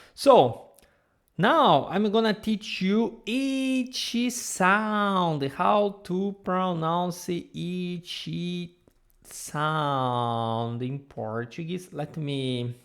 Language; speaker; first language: English; non-native, fluent; Portuguese